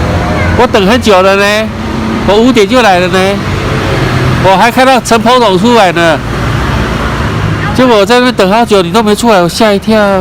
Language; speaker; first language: Chinese; native; Chinese